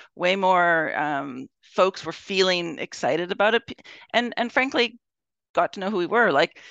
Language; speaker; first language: English; native; English